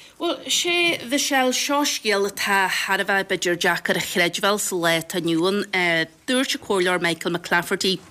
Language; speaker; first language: Irish; native; Irish